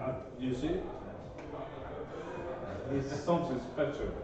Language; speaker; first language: English; non-native, learner; Norwegian